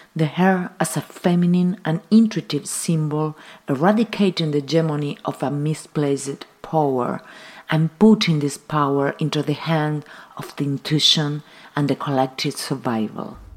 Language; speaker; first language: English; non-native, fluent; Spanish